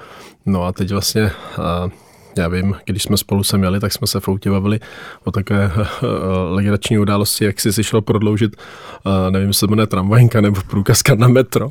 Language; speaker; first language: Czech; native; Czech